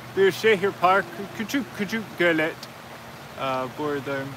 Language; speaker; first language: Turkish; non-native, learner; English